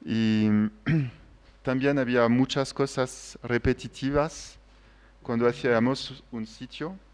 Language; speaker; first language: Spanish; non-native, fluent; French